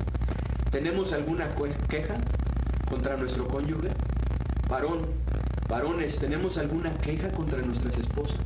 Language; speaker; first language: Spanish; native; Spanish